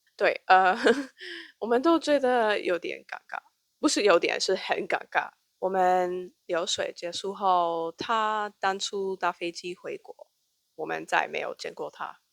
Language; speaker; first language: Chinese; non-native, fluent; English